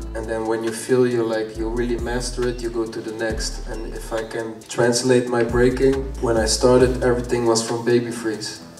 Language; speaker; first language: English; non-native, fluent; Dutch